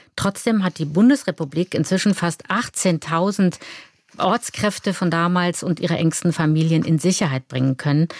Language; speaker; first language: German; native; German